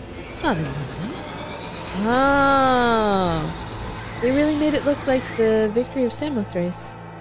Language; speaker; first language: English; native; English